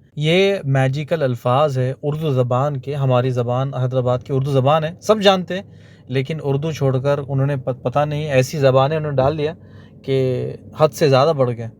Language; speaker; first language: Urdu; native; Urdu